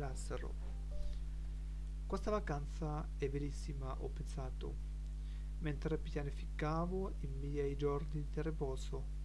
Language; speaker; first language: Italian; non-native, learner; German